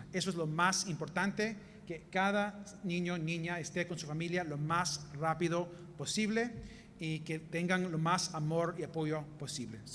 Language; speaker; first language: Spanish; early bilingual, heritage; Spanish